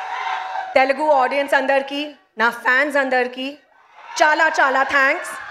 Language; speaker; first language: Telugu; non-native, learner; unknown